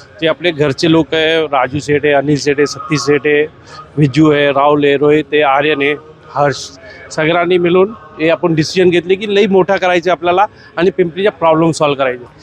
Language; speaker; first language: Marathi; non-native, local second language; Hindi